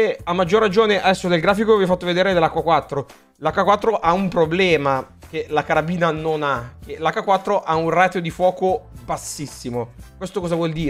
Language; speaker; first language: Italian; native; Italian